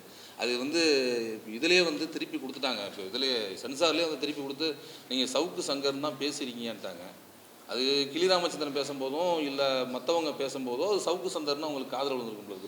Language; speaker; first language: Tamil; native; Tamil